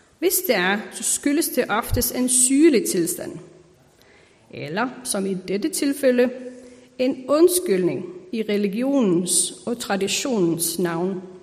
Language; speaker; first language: Danish; non-native, fluent; Icelandic